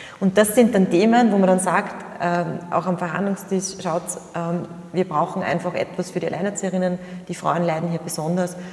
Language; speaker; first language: German; native; German